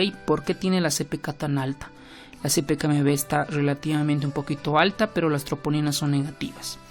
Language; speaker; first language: Spanish; native; Spanish